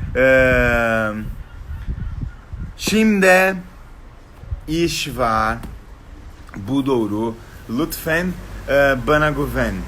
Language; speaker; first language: Turkish; non-native, learner; Portuguese